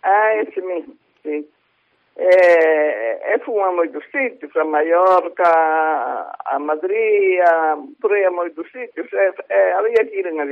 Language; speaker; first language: Galician; native; Galician